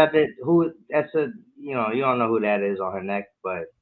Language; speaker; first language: English; native; English